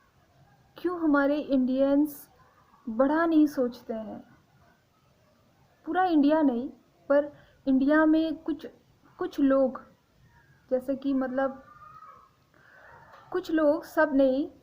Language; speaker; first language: Hindi; non-native, local second language; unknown